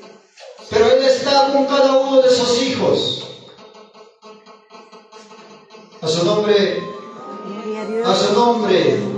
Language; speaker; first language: Spanish; non-native, local second language; Quechua